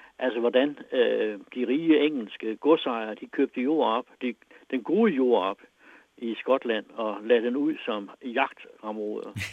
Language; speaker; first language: Danish; native; Danish